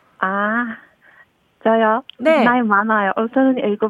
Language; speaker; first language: Korean; non-native, learner; Chinese